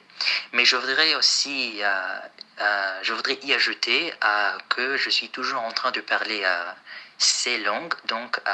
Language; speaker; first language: French; non-native, fluent; Arabic